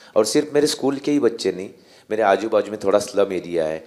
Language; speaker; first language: Hindi; non-native, local second language; Marathi